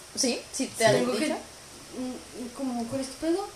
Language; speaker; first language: Spanish; non-native, fluent; French